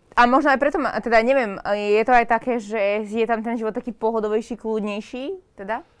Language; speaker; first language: Slovak; native; Slovak